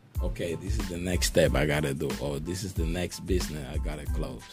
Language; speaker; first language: English; non-native, fluent; Spanish